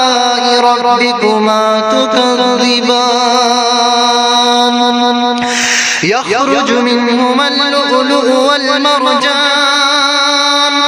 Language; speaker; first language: Arabic; native; Arabic